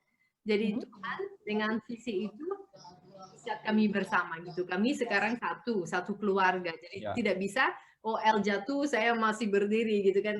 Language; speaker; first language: Indonesian; non-native, fluent; Dutch